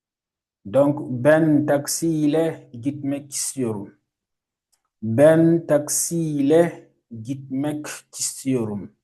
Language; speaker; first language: Turkish; non-native, fluent; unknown